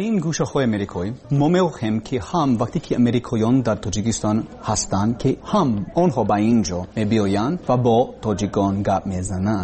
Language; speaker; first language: Persian; non-native, learner; English